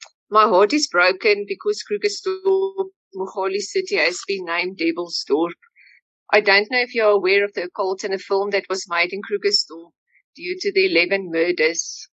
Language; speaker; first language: English; non-native, local second language; Afrikaans